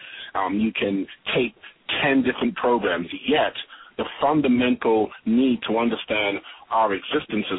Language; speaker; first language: English; native; English